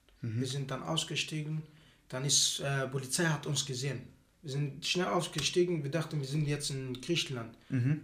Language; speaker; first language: German; non-native, learner; Arabic